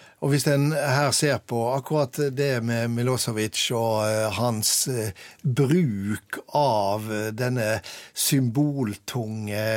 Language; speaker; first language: Norwegian; native; Norwegian